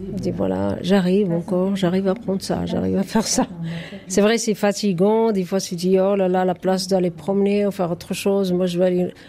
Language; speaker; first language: French; non-native, fluent; Arabic